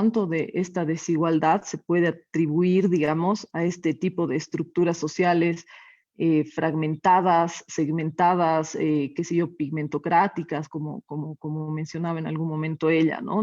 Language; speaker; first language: Spanish; native; Spanish